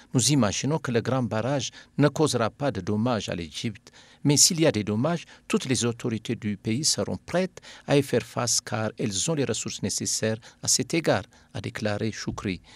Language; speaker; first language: French; non-native, fluent; Amharic